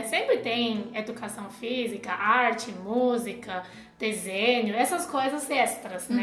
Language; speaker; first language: Portuguese; non-native, fluent; Chinese